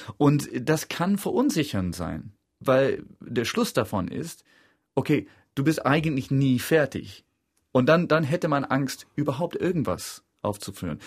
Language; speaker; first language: German; non-native, fluent; English